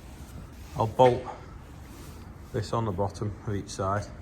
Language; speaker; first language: English; native; English